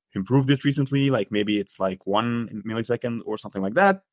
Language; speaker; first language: English; non-native, fluent; Arabic